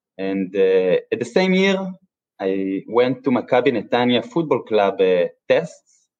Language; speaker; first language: English; non-native, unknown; Hebrew